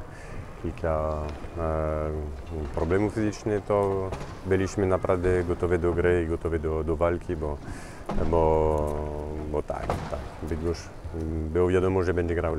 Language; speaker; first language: Polish; non-native, fluent; French